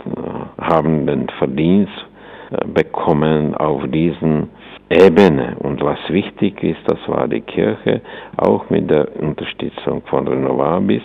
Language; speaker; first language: German; non-native, fluent; Czech